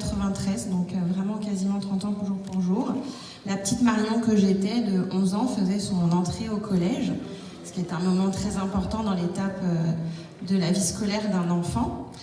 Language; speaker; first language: French; native; French